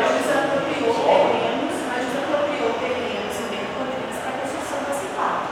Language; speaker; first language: Portuguese; native; Portuguese